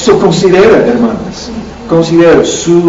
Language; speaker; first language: Spanish; non-native, learner; English